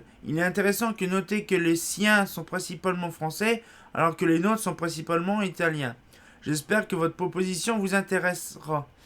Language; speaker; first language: French; native; French